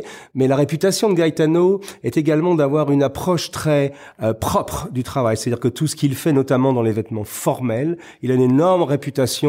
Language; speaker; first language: French; native; French